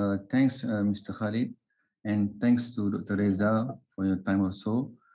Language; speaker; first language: English; non-native, local second language; Malay